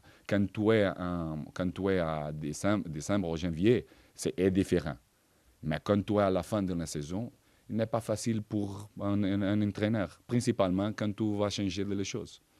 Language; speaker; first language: French; non-native, fluent; Portuguese